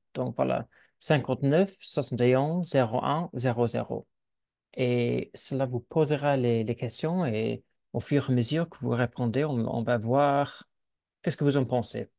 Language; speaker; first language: French; non-native, fluent; English